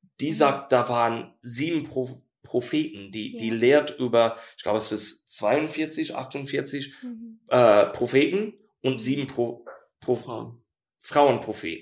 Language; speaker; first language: German; non-native, learner; English